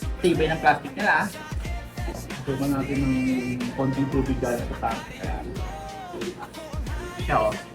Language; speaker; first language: Filipino; native; Filipino